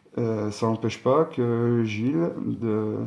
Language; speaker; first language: French; native; French